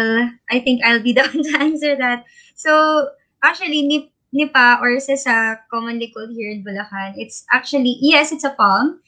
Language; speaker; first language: English; non-native, local second language; Filipino